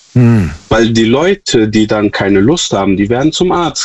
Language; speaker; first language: German; native; German